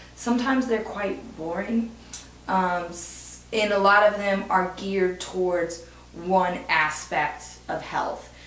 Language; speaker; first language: English; native; English